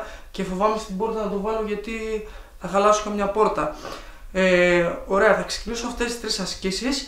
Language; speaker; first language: Greek; native; Greek